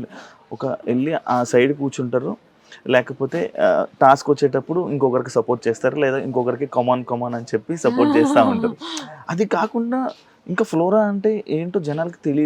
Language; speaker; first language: Telugu; native; Telugu